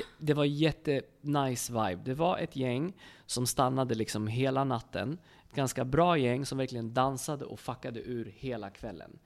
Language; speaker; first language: Swedish; early bilingual, other home language; Kurdish